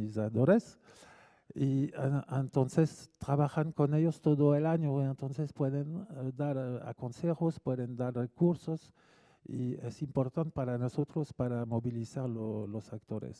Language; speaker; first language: Spanish; non-native, fluent; French